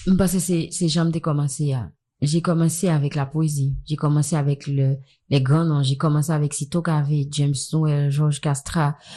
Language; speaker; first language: French; non-native, local second language; Haitian Creole